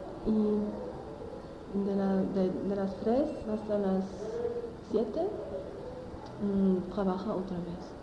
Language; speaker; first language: Spanish; non-native, learner; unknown